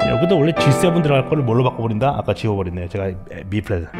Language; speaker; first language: Korean; native; Korean